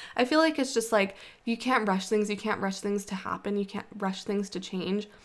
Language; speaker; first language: English; native; English